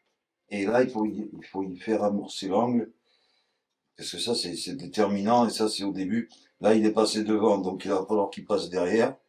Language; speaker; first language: French; native; French